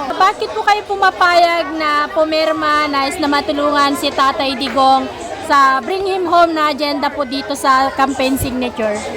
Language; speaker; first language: Filipino; native; Filipino